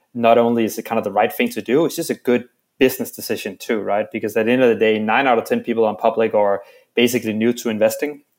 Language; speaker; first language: English; non-native, fluent; Danish